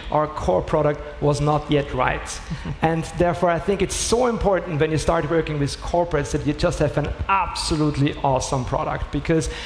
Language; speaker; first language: English; non-native, fluent; German